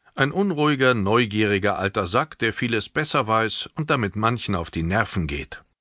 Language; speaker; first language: German; native; German